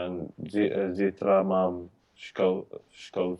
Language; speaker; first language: Czech; non-native, learner; English